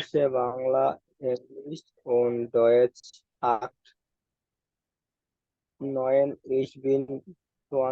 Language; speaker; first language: German; non-native, learner; Bangla